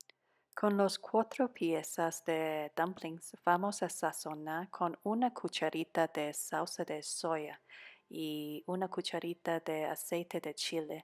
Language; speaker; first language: Spanish; non-native, fluent; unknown